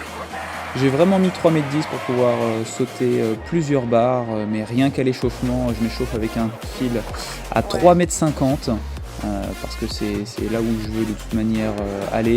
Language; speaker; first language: French; native; French